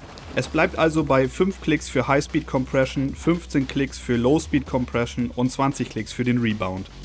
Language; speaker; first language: German; native; German